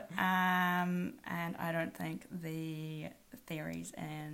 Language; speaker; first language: English; native; English